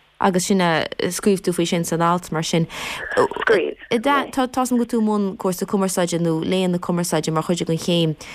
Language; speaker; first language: Irish; native; Irish